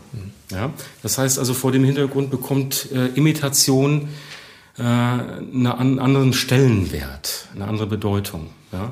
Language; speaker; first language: German; native; German